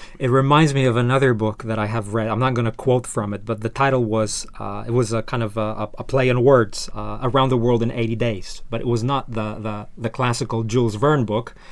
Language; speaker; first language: English; non-native, fluent; Polish